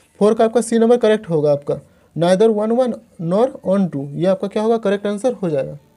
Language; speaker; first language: Hindi; native; Hindi